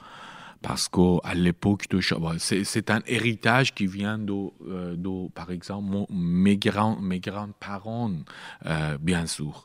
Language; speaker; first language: French; non-native, learner; Persian